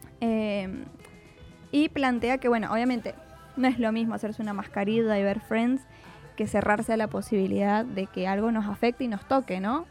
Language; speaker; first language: Spanish; native; Spanish